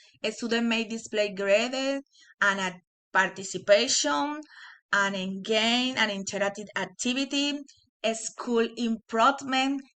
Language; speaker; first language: English; non-native, learner; Spanish